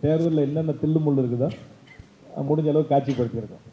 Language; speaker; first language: Tamil; native; Tamil